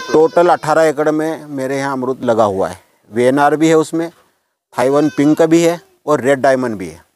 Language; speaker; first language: Hindi; native; Hindi